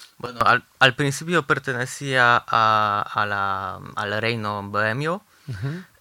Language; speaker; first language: Spanish; non-native, fluent; Polish